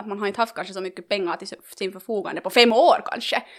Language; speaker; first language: Swedish; native; Swedish